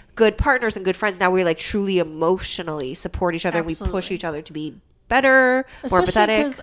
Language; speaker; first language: English; early bilingual, other home language; Chinese